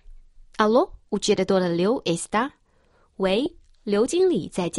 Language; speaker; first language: Portuguese; non-native, fluent; Chinese